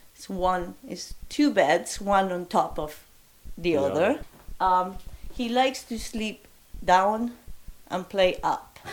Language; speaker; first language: English; non-native, fluent; Spanish